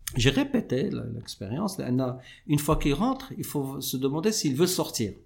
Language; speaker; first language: French; non-native, local second language; Arabic